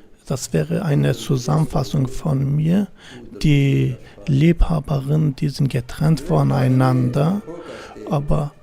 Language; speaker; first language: German; non-native, fluent; Kurdish